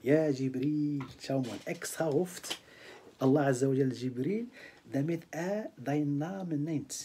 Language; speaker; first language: German; non-native, fluent; Arabic